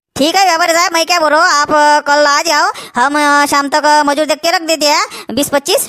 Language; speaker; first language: Hindi; non-native, local second language; Marathi